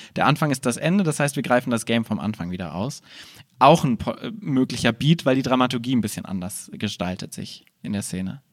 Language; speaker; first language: German; native; German